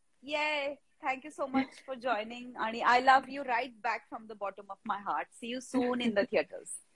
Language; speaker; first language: English; non-native, local second language; Marathi